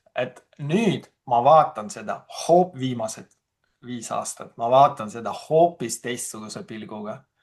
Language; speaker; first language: Estonian; non-native, fluent; Russian